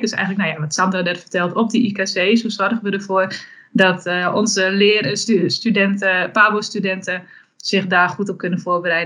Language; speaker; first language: Dutch; native; Dutch